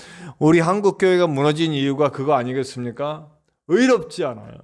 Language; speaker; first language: Korean; native; Korean